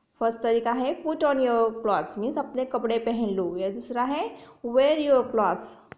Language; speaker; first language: Hindi; native; Hindi